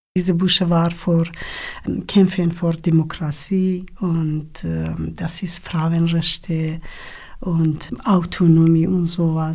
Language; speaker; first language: German; non-native, learner; Kurdish